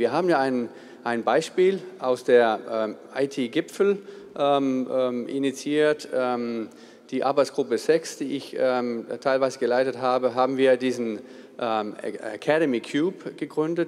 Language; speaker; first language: German; non-native, fluent; Danish